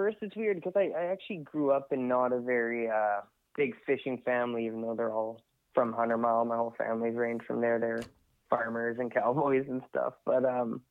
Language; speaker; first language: English; native; English